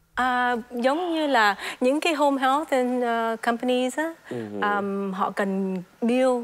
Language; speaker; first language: Vietnamese; early bilingual, heritage; Vietnamese